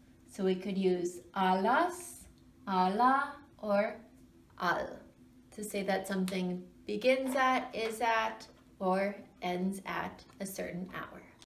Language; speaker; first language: English; native; English